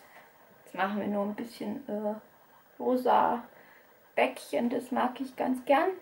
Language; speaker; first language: German; early bilingual, other home language; Russian